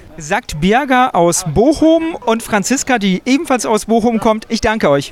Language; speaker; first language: German; native; German